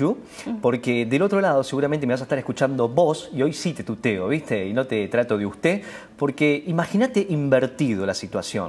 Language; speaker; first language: Spanish; native; Spanish